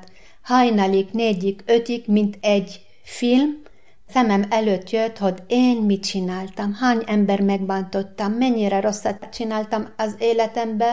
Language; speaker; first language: Hungarian; non-native, learner; Arabic